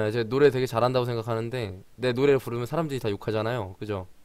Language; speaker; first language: Korean; native; Korean